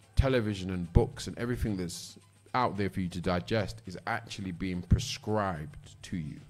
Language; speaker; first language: English; native; English